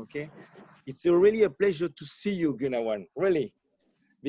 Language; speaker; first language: English; non-native, learner; French